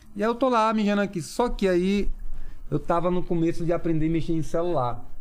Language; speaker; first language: Portuguese; non-native, local second language; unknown